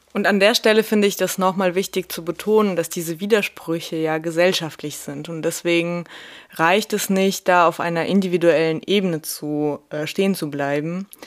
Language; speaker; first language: German; early bilingual, other home language; Russian